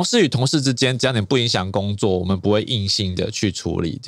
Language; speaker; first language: Chinese; native; Chinese